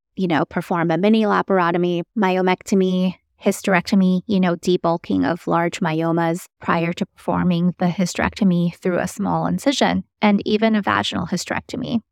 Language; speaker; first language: English; early bilingual, other home language; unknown